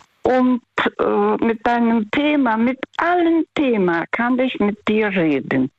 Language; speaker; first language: German; non-native, learner; Russian